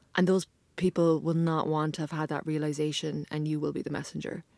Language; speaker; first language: English; native; English